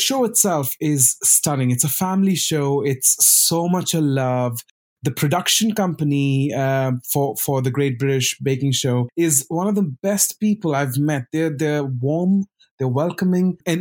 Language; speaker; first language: English; non-native, local second language; Tamil